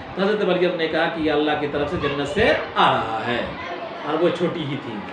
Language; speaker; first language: Urdu; native; Urdu